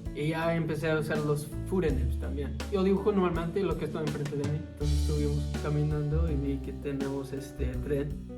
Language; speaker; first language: Spanish; early bilingual, heritage; Spanish